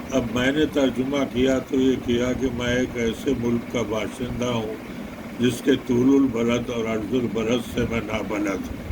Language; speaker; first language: Urdu; native; Urdu